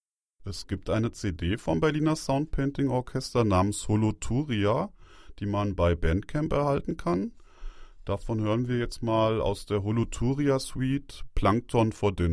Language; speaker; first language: German; native; German